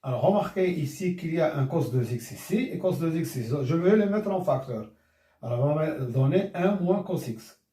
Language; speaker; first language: French; non-native, local second language; Arabic